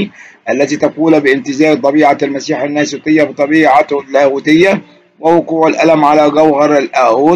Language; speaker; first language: Arabic; native; Arabic